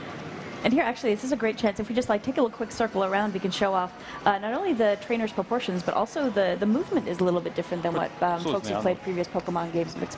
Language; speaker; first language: English; native; English